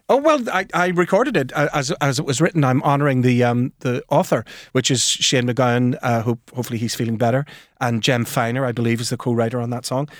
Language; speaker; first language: English; native; English